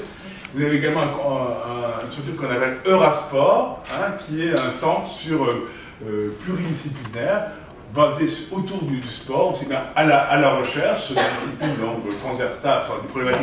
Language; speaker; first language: French; native; French